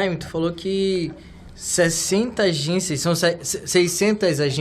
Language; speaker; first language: Portuguese; native; Portuguese